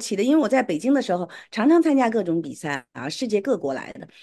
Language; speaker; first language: Chinese; native; Chinese